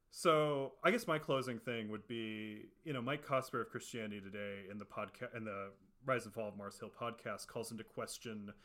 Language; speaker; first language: English; native; English